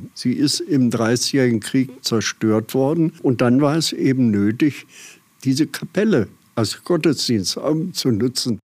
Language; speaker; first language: German; native; German